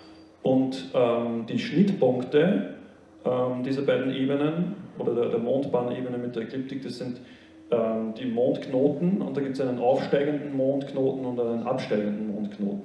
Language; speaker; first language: German; native; German